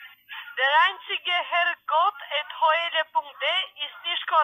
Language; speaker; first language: German; non-native, learner; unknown